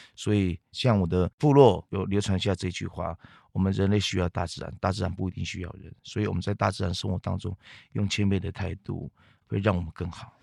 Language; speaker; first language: Chinese; non-native, local second language; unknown